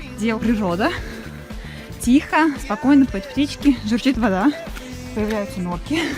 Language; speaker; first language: Russian; native; Russian